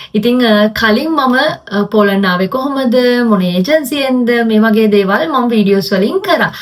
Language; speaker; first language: Sinhala; native; Sinhala